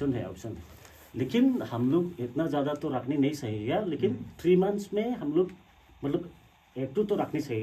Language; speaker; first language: Hindi; non-native, local second language; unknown